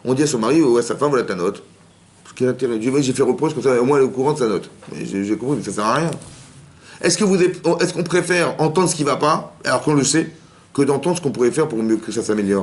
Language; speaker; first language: French; native; French